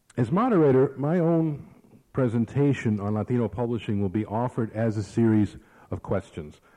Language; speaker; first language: English; early bilingual, other home language; Spanish